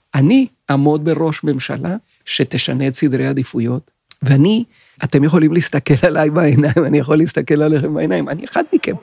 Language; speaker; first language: Hebrew; non-native, fluent; Spanish